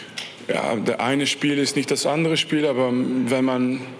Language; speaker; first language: German; non-native, fluent; French